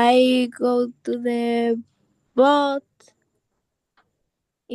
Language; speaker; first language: English; non-native, learner; Spanish